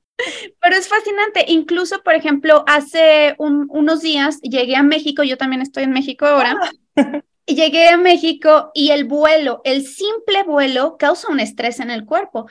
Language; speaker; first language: Spanish; native; Spanish